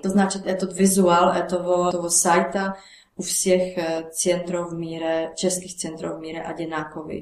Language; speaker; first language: Russian; non-native, learner; Czech